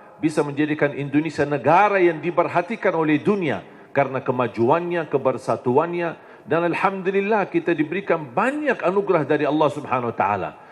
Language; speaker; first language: Indonesian; non-native, fluent; Arabic